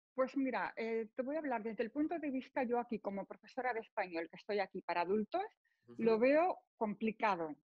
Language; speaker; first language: Spanish; native; Spanish